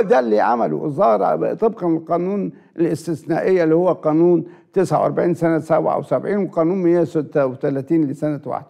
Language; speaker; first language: Arabic; native; Arabic